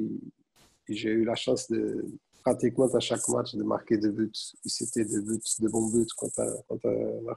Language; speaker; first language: French; non-native, fluent; Portuguese